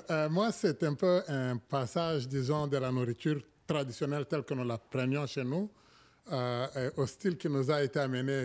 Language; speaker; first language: French; non-native, local second language; Swahili